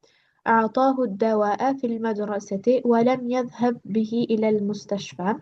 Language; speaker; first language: Arabic; non-native, learner; Albanian